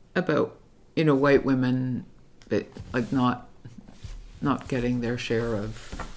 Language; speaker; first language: English; native; English